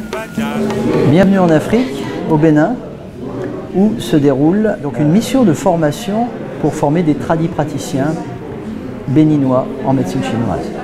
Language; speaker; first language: French; native; French